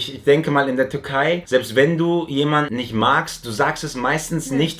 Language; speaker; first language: German; early bilingual, heritage; Turkish